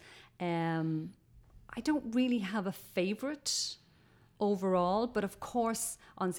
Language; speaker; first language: English; native; English